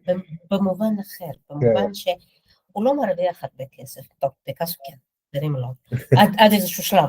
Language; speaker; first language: Hebrew; non-native, fluent; Russian